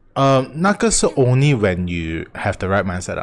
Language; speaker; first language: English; non-native, local second language; Chinese